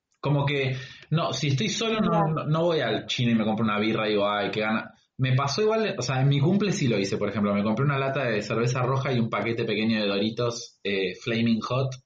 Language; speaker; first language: Spanish; native; Spanish